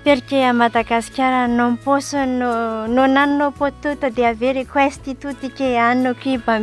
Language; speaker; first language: Italian; non-native, learner; Malagasy